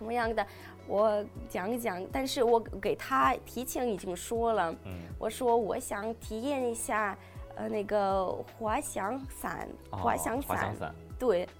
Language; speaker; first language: Chinese; non-native, fluent; Russian